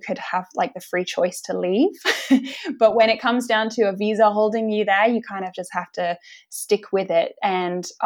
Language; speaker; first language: English; native; English